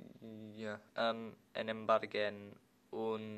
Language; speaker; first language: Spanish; non-native, learner; English